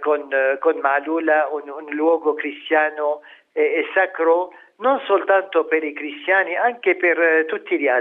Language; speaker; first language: Italian; non-native, fluent; Arabic